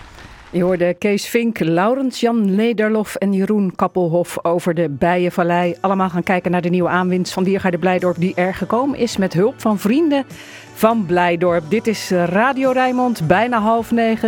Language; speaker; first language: Dutch; native; Dutch